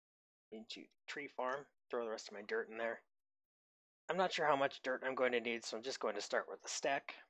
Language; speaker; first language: English; native; English